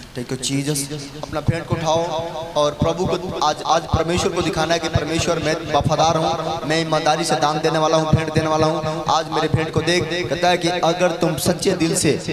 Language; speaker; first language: Hindi; native; Hindi